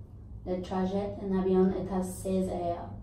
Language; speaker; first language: French; non-native, learner; English